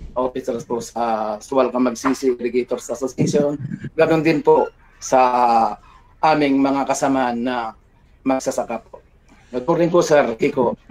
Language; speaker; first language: Filipino; non-native, local second language; Pangasinan